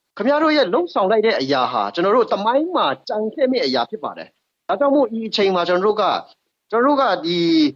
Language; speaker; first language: Burmese; non-native, local second language; Kachin